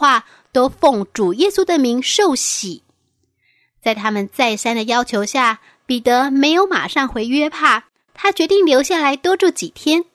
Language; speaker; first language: Chinese; native; Chinese